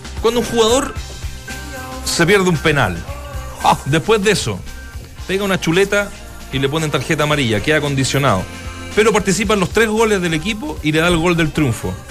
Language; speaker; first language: Spanish; native; Spanish